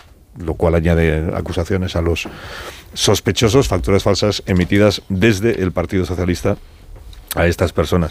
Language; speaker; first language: Spanish; native; Spanish